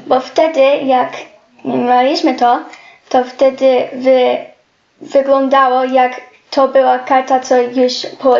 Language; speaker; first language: Polish; non-native, learner; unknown